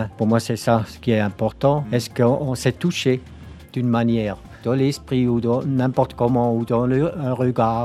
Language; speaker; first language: French; non-native, local second language; German